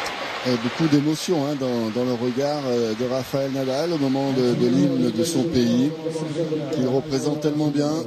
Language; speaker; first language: French; native; French